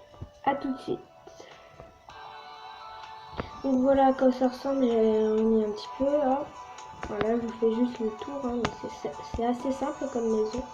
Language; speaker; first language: French; native; French